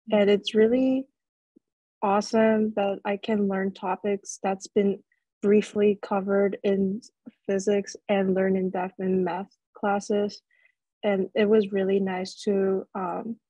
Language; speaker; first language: English; non-native, fluent; Korean